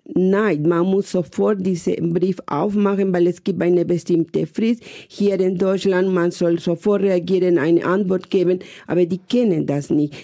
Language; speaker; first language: German; non-native, fluent; Spanish